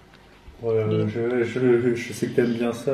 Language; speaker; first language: French; native; French